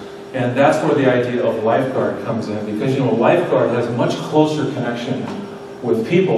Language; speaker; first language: English; native; English